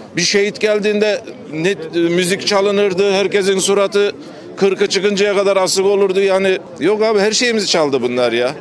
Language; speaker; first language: Turkish; native; Turkish